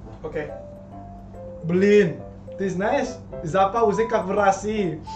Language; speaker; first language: Russian; non-native, learner; Indonesian